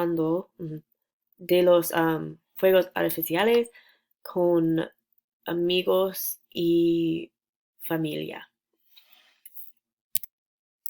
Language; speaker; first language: Spanish; non-native, learner; English